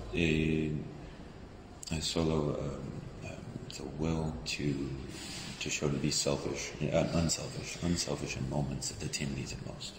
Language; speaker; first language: English; native; English